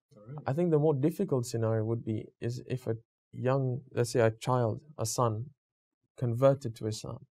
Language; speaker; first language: English; native; English